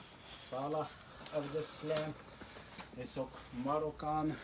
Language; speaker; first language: Dutch; non-native, learner; Arabic